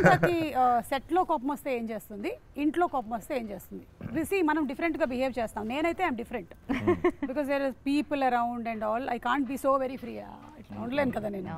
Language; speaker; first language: Telugu; native; Telugu